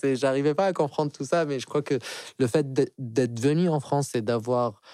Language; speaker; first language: French; non-native, local second language; Arabic